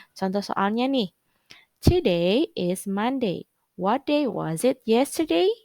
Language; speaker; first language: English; non-native, learner; Indonesian